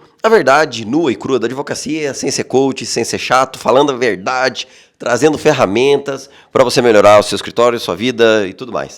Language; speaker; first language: Portuguese; native; Portuguese